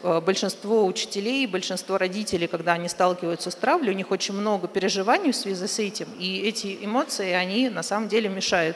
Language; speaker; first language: Russian; native; Russian